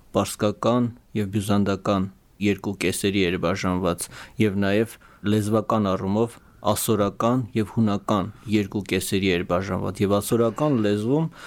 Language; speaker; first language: Armenian; native; Armenian